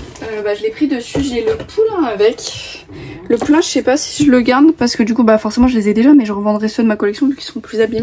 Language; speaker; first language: French; native; French